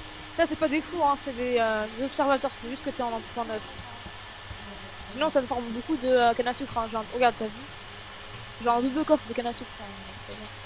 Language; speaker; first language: French; native; French